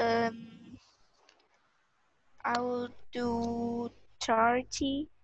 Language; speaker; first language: English; non-native, learner; Vietnamese